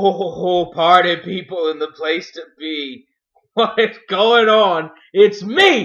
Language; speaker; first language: English; native; English